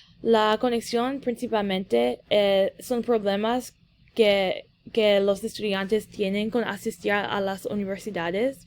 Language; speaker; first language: Spanish; early bilingual, heritage; English